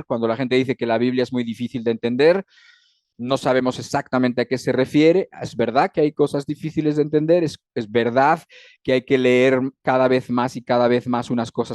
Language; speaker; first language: Spanish; native; Spanish